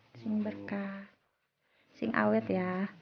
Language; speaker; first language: Indonesian; native; Indonesian